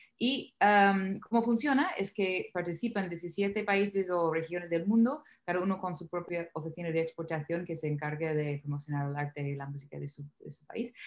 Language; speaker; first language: Spanish; non-native, fluent; English